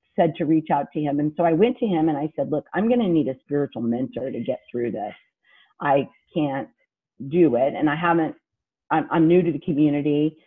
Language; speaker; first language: English; native; English